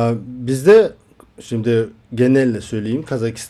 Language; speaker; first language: Turkish; non-native, learner; Kazakh